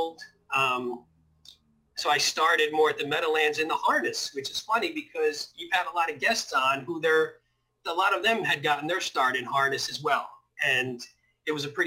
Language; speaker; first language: English; native; English